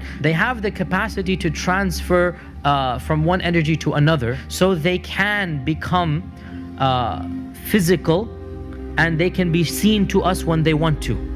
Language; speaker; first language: English; native; English